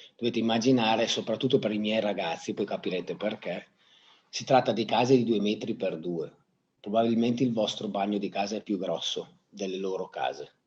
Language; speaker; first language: Italian; native; Italian